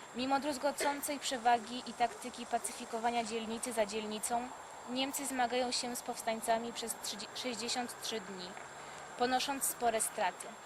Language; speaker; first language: Polish; native; Polish